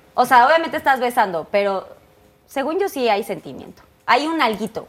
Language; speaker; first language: Spanish; native; Spanish